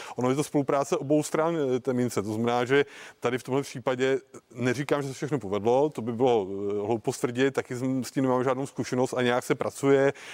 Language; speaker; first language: Czech; native; Czech